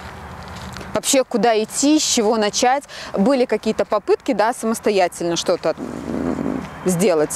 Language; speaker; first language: Russian; native; Russian